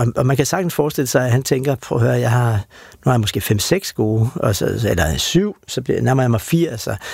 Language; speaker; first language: Danish; native; Danish